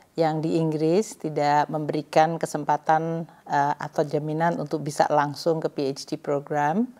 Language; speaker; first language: Indonesian; native; Indonesian